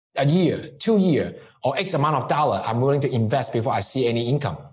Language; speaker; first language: English; non-native, local second language; Cantonese